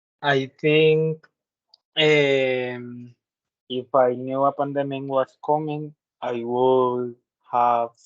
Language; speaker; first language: English; non-native, learner; Spanish